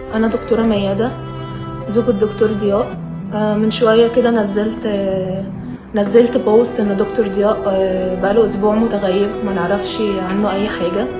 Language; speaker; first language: Arabic; native; Arabic